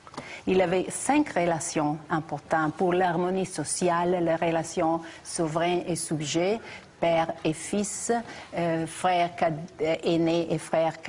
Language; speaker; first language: French; non-native, fluent; Italian